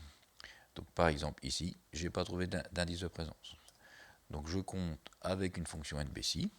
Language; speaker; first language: French; native; French